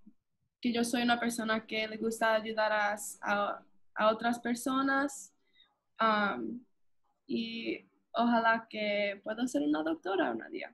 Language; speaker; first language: Spanish; early bilingual, heritage; English